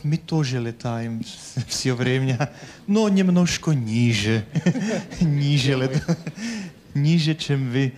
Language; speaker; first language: Russian; non-native, fluent; Czech